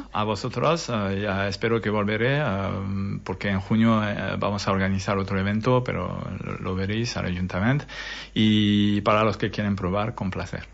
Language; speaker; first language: Spanish; non-native, fluent; French